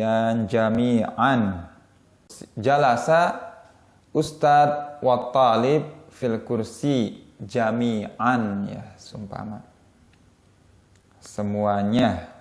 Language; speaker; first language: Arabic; non-native, fluent; Indonesian